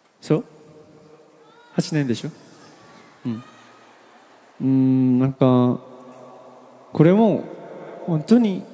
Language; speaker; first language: Japanese; non-native, learner; Korean